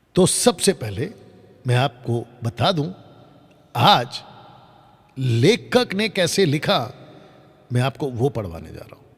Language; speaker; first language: Hindi; non-native, local second language; Telugu